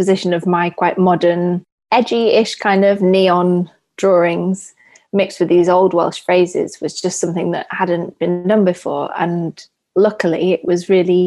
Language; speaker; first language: English; native; English